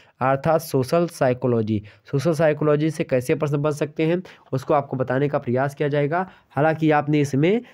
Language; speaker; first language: Hindi; native; Hindi